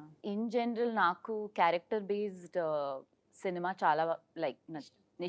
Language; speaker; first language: Telugu; non-native, local second language; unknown